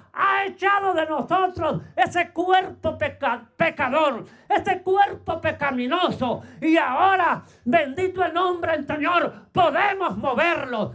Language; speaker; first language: Spanish; native; Spanish